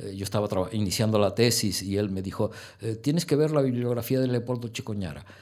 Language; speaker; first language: Spanish; native; Spanish